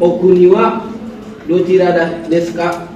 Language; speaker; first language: Japanese; non-native, learner; Indonesian